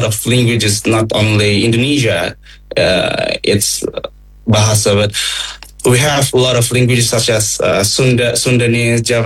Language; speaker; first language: English; non-native, fluent; Indonesian